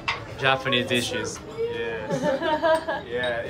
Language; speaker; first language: English; non-native, learner; Japanese